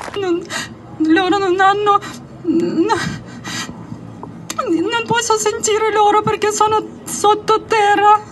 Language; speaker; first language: Italian; non-native, learner; Ukrainian